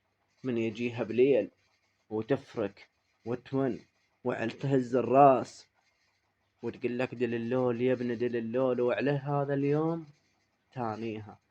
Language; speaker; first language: Arabic; native; Arabic